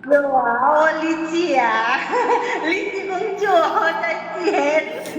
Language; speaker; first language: Chinese; non-native, learner; Indonesian